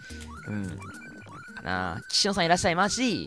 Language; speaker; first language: Japanese; native; Japanese